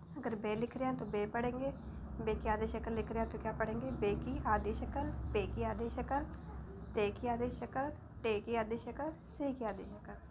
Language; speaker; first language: Urdu; native; Urdu